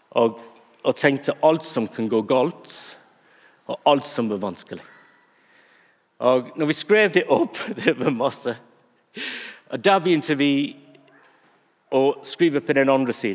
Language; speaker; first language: Norwegian; non-native, fluent; English